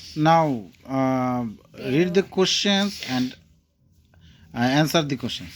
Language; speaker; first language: English; non-native, local second language; Bangla